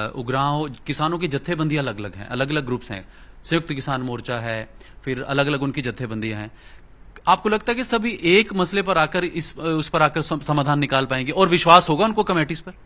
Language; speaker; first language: Hindi; non-native, local second language; Punjabi